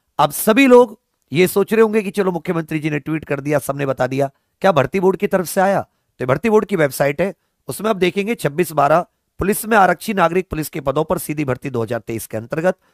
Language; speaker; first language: Hindi; native; Hindi